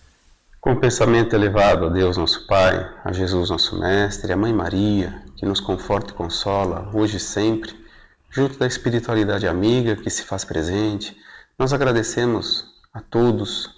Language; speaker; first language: Portuguese; native; Portuguese